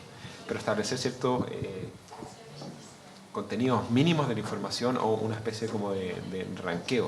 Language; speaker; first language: Spanish; native; Spanish